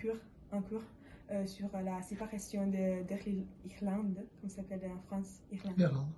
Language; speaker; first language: French; non-native, learner; Italian